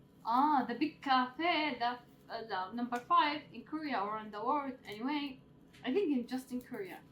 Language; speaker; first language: English; non-native, learner; Arabic